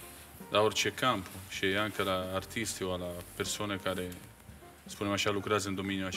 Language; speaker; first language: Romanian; non-native, fluent; Italian